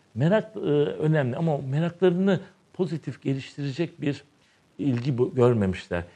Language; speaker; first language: Turkish; native; Turkish